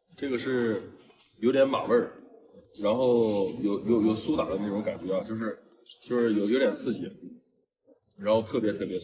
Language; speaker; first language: Chinese; native; Chinese